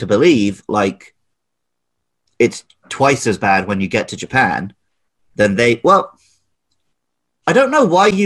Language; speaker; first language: English; native; English